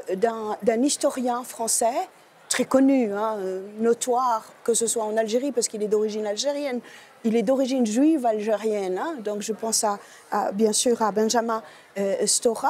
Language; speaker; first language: French; native; French